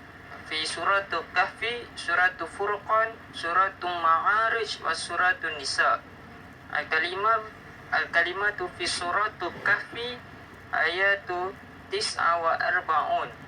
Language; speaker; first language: Arabic; non-native, learner; Malay